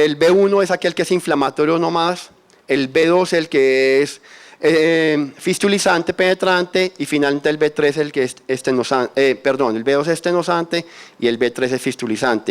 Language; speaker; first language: Spanish; native; Spanish